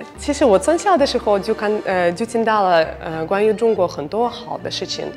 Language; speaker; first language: Chinese; non-native, fluent; Russian